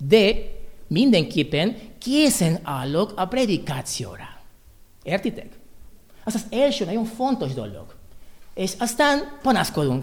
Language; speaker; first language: Hungarian; non-native, learner; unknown